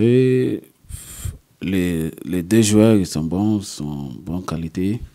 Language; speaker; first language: French; non-native, learner; English